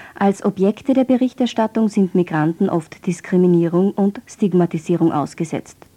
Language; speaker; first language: German; native; German